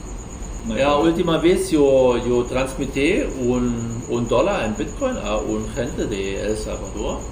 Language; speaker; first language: Spanish; non-native, learner; German